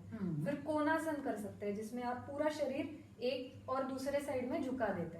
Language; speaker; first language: Hindi; non-native, local second language; Marathi